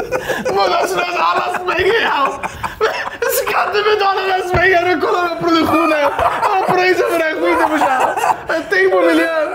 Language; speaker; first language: Swedish; native; Swedish